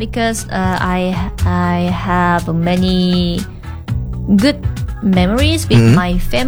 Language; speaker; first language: English; non-native, learner; Korean